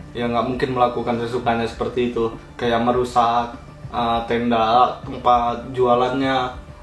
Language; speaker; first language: Indonesian; native; Indonesian